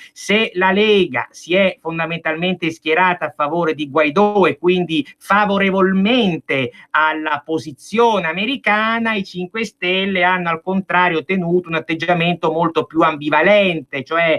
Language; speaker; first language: Italian; native; Italian